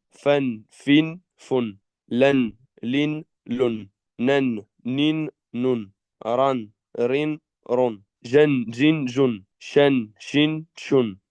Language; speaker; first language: Arabic; non-native, learner; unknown